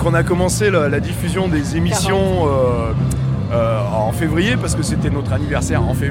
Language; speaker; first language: French; native; French